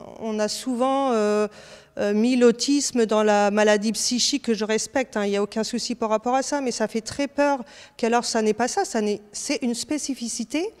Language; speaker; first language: French; native; French